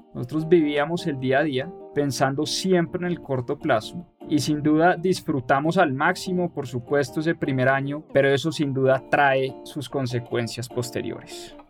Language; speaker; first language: Spanish; native; Spanish